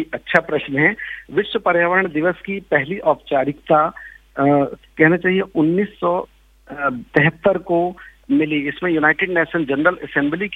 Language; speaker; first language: Hindi; native; Hindi